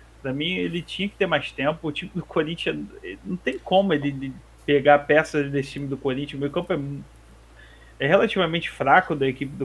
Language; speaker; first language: Portuguese; native; Portuguese